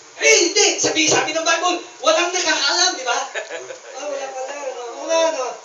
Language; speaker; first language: Filipino; non-native, local second language; Cebuano